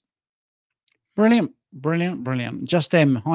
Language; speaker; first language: English; native; English